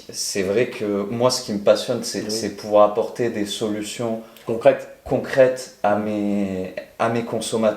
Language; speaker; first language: French; native; French